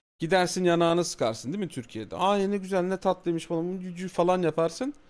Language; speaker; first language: Turkish; native; Turkish